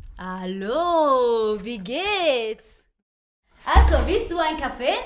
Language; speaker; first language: German; non-native, learner; Italian